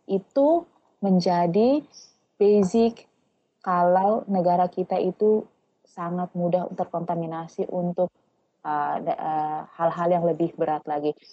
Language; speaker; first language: Indonesian; non-native, local second language; Tetum